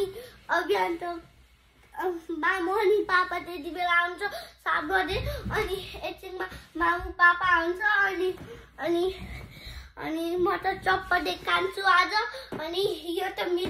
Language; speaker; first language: Nepali; early bilingual, heritage; Nepali